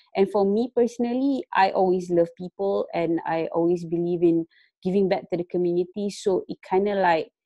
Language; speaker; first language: English; non-native, local second language; Malay